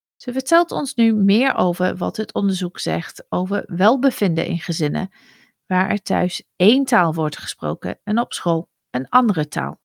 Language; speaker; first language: Dutch; non-native, fluent; English